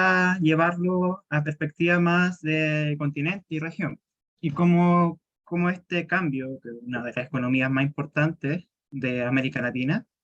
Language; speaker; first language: Spanish; native; Spanish